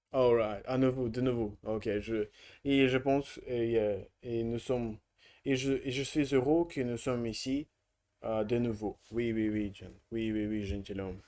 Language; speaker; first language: French; non-native, learner; Russian